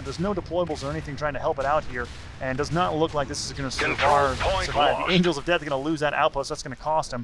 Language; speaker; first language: English; native; English